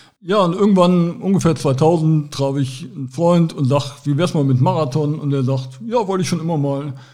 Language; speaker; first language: German; native; German